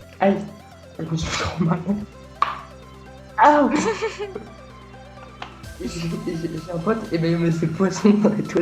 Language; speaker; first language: French; native; French